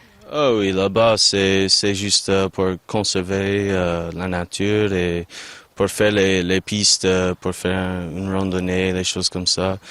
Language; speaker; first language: French; non-native, learner; English